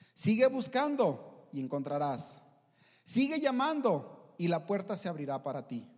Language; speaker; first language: Spanish; native; Spanish